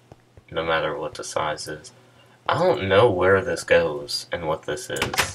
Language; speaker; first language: English; native; English